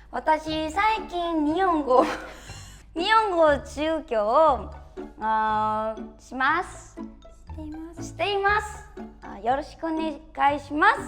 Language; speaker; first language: Japanese; non-native, learner; Korean